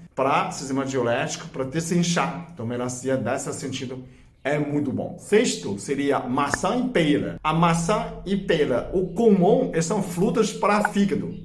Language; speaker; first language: Portuguese; non-native, fluent; Chinese